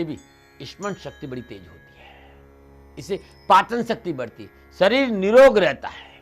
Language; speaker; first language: Hindi; native; Hindi